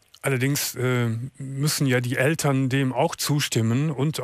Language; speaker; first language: German; native; German